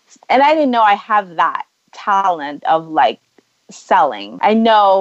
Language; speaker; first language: English; non-native, local second language; Cebuano